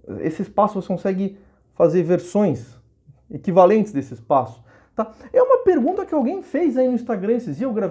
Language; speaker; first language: Portuguese; native; Portuguese